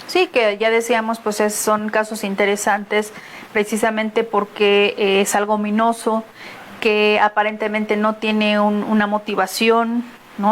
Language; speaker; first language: Spanish; native; Spanish